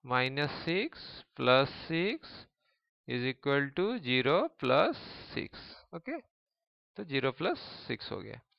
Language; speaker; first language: Hindi; native; Hindi